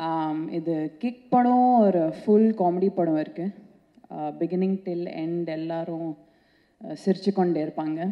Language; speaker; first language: Tamil; non-native, local second language; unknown